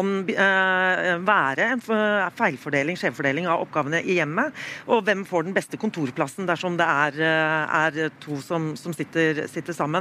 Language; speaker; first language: Norwegian; native; Norwegian